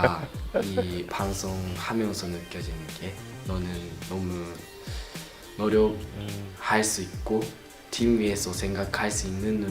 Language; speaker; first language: Korean; non-native, learner; Japanese